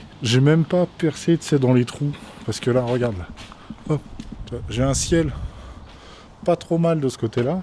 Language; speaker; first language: French; native; French